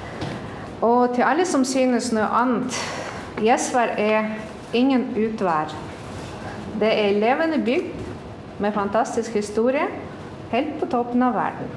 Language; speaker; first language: Norwegian; non-native, fluent; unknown